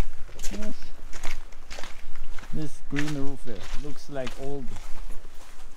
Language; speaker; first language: English; non-native, fluent; Norwegian